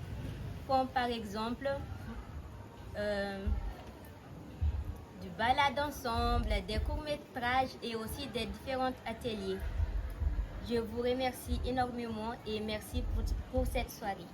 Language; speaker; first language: French; non-native, learner; Malagasy